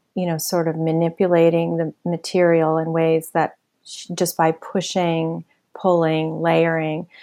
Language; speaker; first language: English; native; English